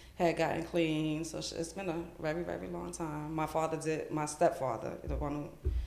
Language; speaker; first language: English; native; English